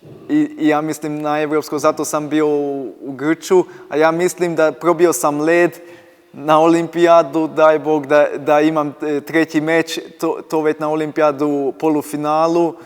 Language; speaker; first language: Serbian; non-native, local second language; Hungarian